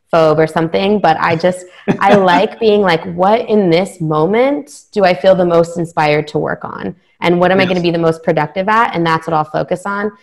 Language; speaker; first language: English; native; English